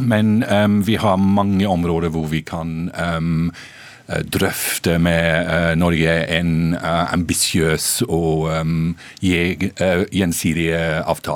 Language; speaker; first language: Norwegian; non-native, fluent; English